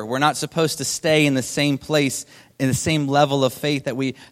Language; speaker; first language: English; native; English